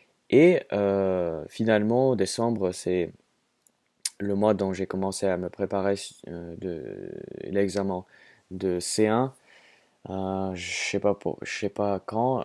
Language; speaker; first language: French; non-native, fluent; Russian